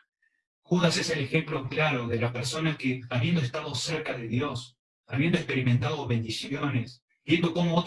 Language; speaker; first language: Spanish; early bilingual, other home language; Korean